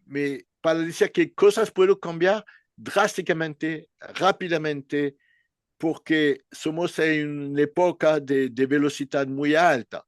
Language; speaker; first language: Spanish; non-native, learner; French